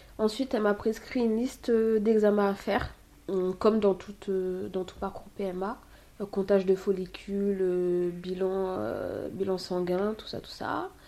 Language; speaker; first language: French; early bilingual, other home language; Haitian Creole